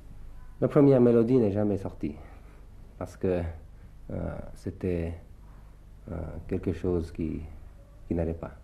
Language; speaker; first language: French; early bilingual, other home language; Thai